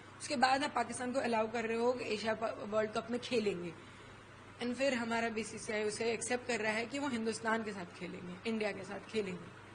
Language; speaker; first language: Hindi; native; Hindi